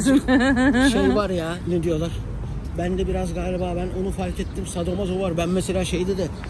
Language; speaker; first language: Turkish; native; Turkish